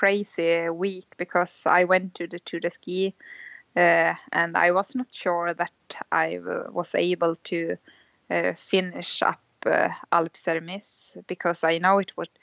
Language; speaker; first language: English; non-native, fluent; Swedish